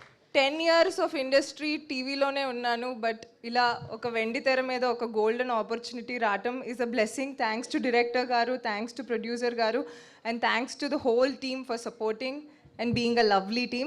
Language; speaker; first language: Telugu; native; Telugu